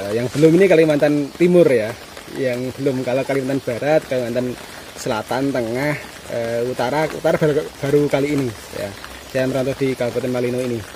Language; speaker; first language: Indonesian; non-native, local second language; Javanese